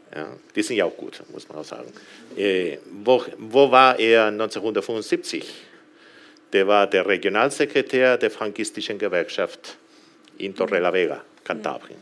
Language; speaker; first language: German; non-native, fluent; Galician